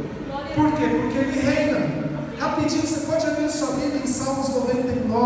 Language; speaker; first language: Portuguese; native; Portuguese